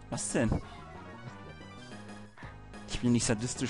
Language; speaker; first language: German; native; German